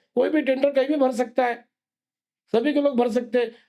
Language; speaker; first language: Hindi; non-native, local second language; Marathi